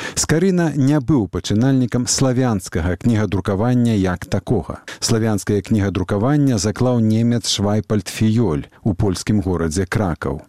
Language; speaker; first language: Belarusian; native; Belarusian